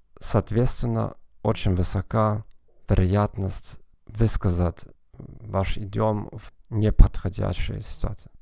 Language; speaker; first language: Russian; non-native, fluent; German